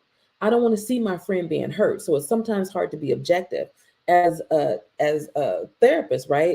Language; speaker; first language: English; native; English